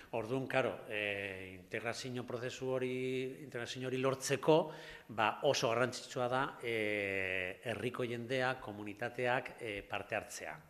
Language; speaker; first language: Basque; native; Basque